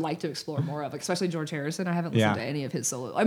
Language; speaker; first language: English; native; English